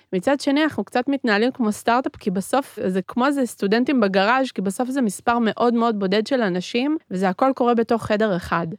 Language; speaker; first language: Hebrew; early bilingual, other home language; Spanish